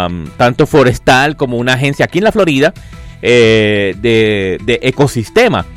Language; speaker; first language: Spanish; native; Spanish